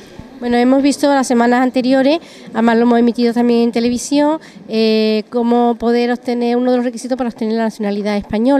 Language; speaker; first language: Spanish; native; Spanish